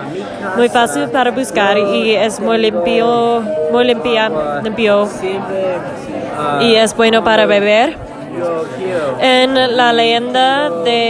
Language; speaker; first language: Spanish; non-native, learner; English